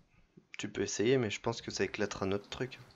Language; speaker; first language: French; native; French